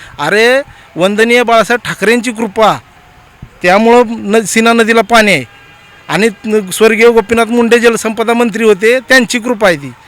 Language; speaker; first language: Marathi; native; Marathi